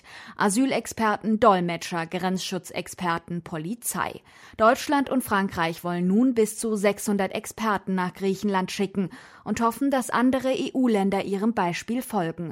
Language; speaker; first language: German; native; German